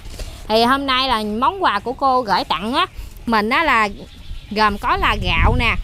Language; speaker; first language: Vietnamese; native; Vietnamese